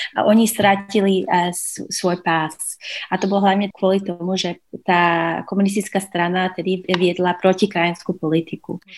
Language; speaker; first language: Slovak; early bilingual, other home language; English